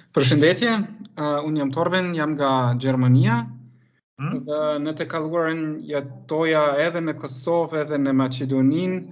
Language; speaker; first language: Albanian; non-native, learner; German